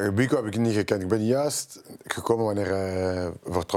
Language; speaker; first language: Dutch; non-native, local second language; French